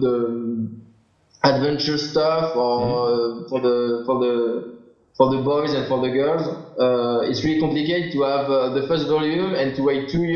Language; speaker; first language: English; non-native, learner; French